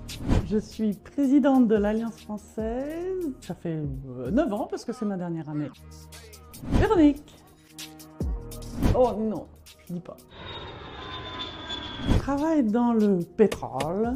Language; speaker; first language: French; native; French